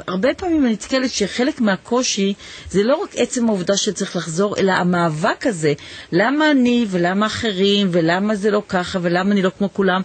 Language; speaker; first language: Hebrew; native; Hebrew